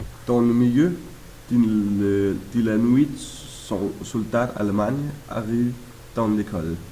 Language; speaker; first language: French; non-native, learner; German